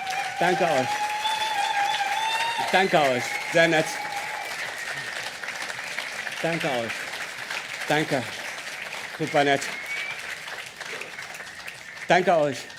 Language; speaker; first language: German; non-native, learner; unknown